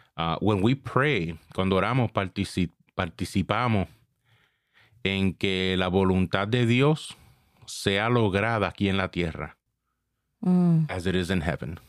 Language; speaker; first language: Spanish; early bilingual, heritage; Spanish